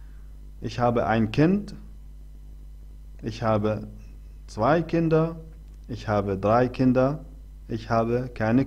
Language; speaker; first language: German; non-native, fluent; Arabic